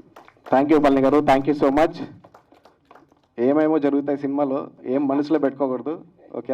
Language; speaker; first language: Telugu; native; Telugu